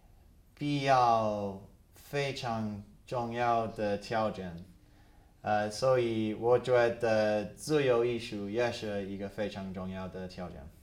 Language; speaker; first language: Chinese; non-native, fluent; English